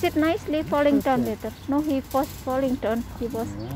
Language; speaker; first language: English; non-native, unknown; Indonesian